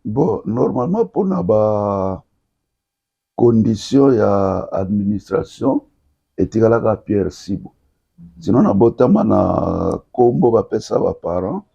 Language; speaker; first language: Lingala; non-native, local second language; Kongo